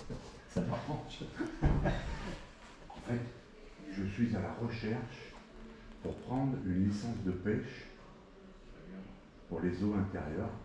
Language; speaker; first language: French; native; French